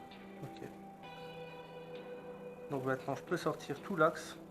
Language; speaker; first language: French; native; French